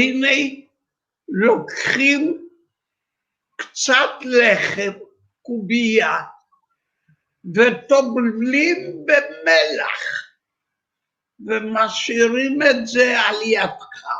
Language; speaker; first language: Hebrew; non-native, fluent; Polish